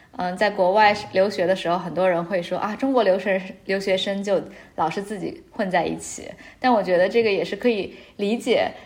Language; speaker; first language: Chinese; native; Chinese